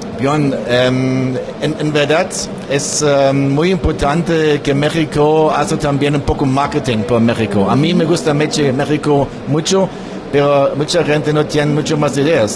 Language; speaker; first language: Spanish; non-native, learner; German